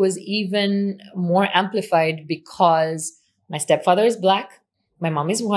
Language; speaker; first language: English; non-native, local second language; Swahili